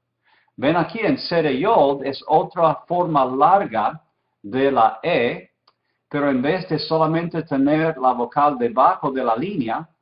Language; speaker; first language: Spanish; non-native, fluent; English